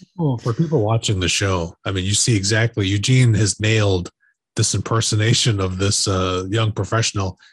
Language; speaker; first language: English; native; English